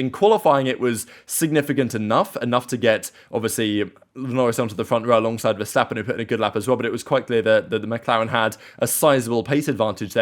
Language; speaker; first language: English; native; English